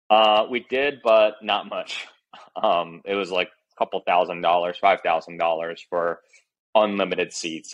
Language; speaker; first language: English; early bilingual, other home language; Chinese